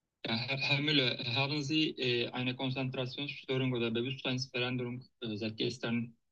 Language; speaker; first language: German; non-native, learner; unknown